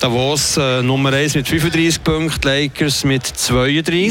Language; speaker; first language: German; native; German